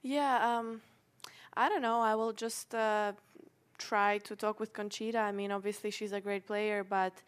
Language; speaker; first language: English; non-native, fluent; Russian